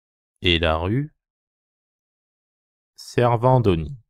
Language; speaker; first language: French; non-native, fluent; Japanese